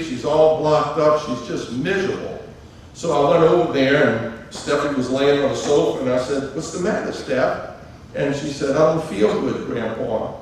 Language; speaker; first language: English; native; English